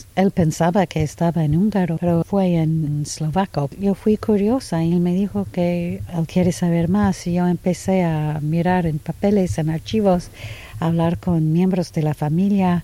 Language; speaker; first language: Spanish; non-native, fluent; English